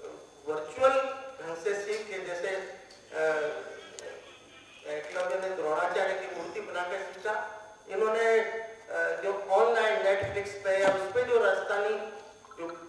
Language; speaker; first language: Hindi; native; Hindi